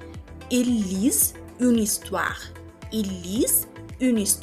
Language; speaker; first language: French; non-native, fluent; Amharic